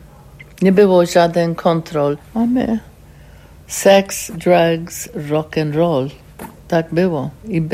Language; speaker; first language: Polish; non-native, learner; English